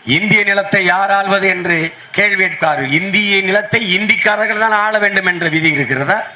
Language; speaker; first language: Tamil; native; Tamil